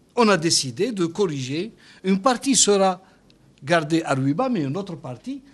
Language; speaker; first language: French; non-native, local second language; Arabic